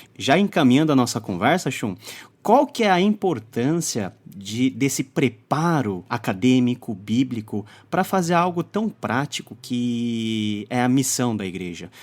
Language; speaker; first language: Portuguese; early bilingual, other home language; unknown